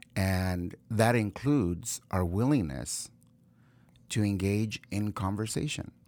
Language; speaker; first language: English; early bilingual, other home language; Spanish